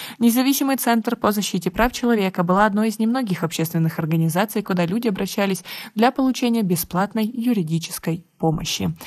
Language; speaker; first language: Russian; non-native, local second language; Tajik